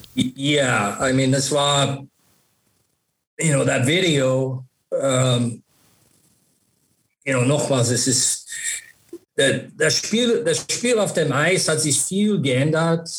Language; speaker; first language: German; non-native, learner; English